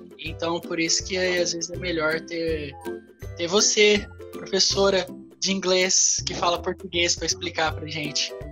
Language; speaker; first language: Portuguese; native; Portuguese